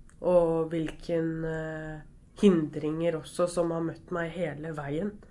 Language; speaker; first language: Norwegian; early bilingual, other home language; Arabic